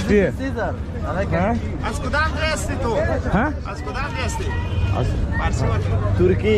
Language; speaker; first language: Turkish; non-native, learner; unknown